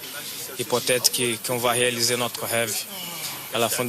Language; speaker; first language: French; non-native, fluent; Portuguese